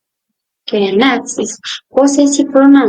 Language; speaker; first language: English; non-native, local second language; Indonesian